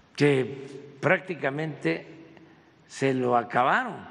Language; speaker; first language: Spanish; native; Spanish